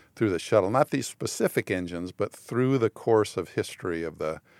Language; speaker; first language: English; native; English